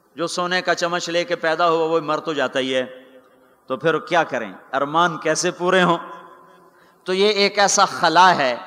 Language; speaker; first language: Urdu; non-native, local second language; Punjabi